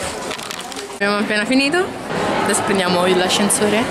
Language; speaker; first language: Italian; early bilingual, other home language; Filipino